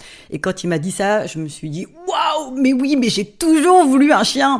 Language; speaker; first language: French; native; French